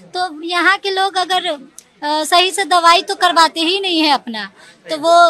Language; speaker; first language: Hindi; native; Hindi